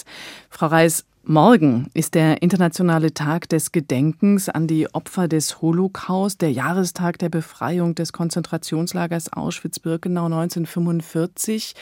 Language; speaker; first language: German; native; German